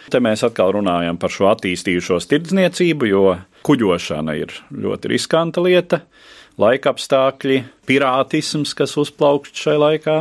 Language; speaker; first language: Latvian; native; Latvian